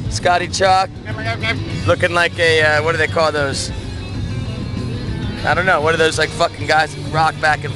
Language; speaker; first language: English; native; English